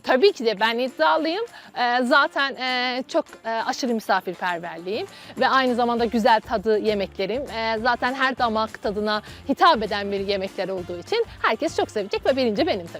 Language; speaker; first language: Turkish; non-native, fluent; Azerbaijani